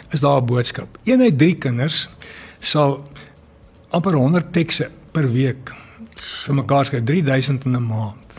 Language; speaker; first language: Afrikaans; early bilingual, other home language; English